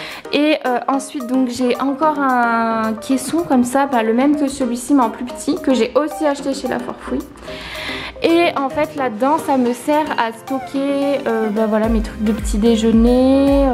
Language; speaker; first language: French; native; French